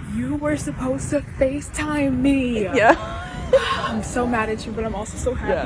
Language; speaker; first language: English; native; English